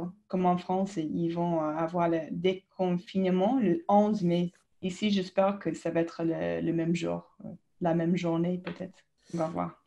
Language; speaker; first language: French; non-native, fluent; English